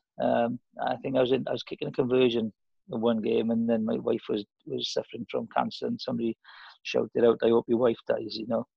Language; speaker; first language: English; native; English